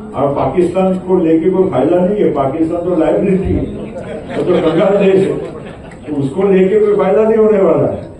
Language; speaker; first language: Hindi; non-native, local second language; Marathi